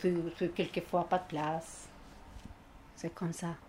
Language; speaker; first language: French; non-native, learner; Albanian